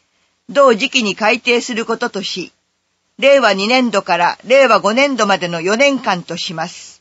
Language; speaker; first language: Japanese; native; Japanese